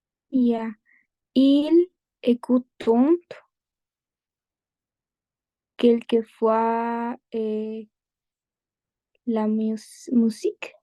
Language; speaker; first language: French; non-native, learner; Spanish